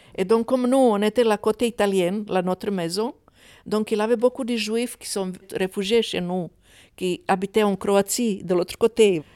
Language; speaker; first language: French; non-native, fluent; Croatian